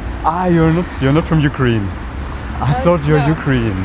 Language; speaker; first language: English; non-native, fluent; German